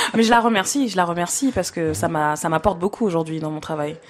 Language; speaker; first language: French; non-native, fluent; English